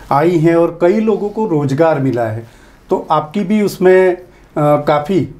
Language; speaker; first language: Hindi; native; Hindi